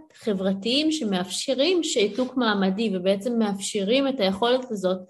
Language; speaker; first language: Hebrew; early bilingual, other home language; Ukrainian